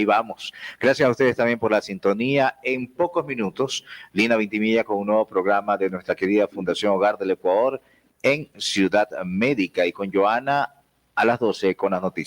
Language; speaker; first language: Spanish; native; Spanish